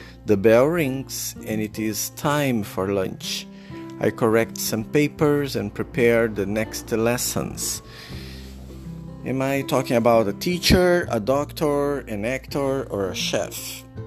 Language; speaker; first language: English; non-native, fluent; Portuguese